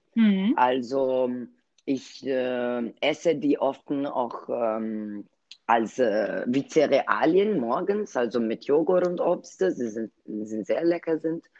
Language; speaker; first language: German; non-native, learner; Italian